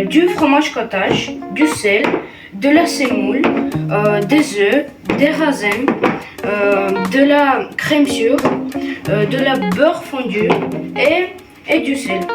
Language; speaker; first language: French; non-native, learner; Ukrainian